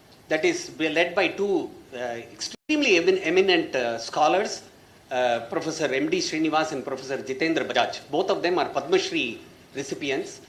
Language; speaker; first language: English; non-native, local second language; Tamil